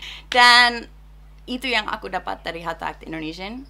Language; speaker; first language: Indonesian; non-native, fluent; English